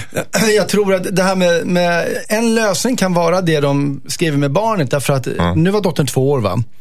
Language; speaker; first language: Swedish; native; Swedish